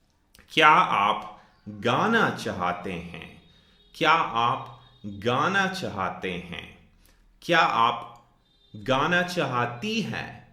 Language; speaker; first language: Hindi; non-native, fluent; English